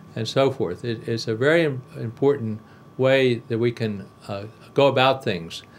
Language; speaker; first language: English; native; English